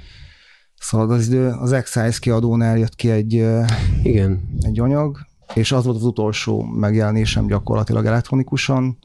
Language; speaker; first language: Hungarian; native; Hungarian